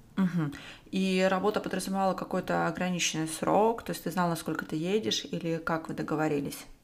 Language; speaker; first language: Russian; native; Russian